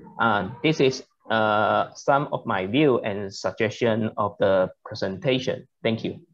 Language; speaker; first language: English; non-native, learner; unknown